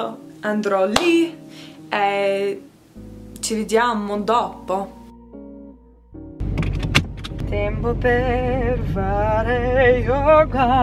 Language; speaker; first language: Italian; non-native, learner; English